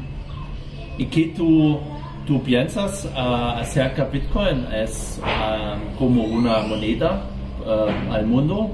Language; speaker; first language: Spanish; non-native, learner; German